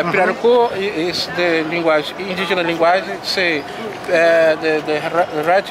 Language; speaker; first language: English; non-native, learner; Portuguese